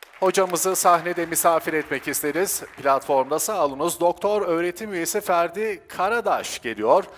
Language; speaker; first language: Turkish; native; Turkish